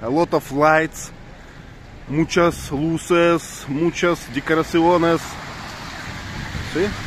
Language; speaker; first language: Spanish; non-native, learner; Russian